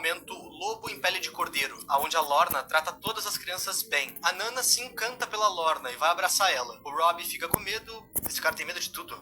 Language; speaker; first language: Portuguese; native; Portuguese